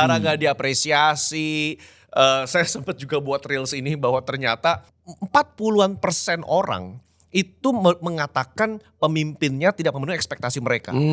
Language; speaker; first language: Indonesian; native; Indonesian